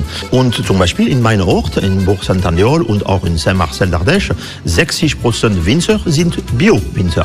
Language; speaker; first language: German; non-native, fluent; French